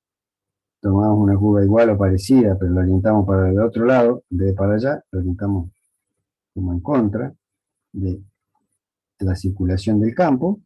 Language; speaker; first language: Spanish; native; Spanish